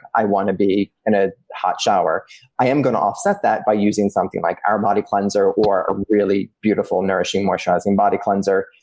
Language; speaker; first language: English; early bilingual, other home language; Italian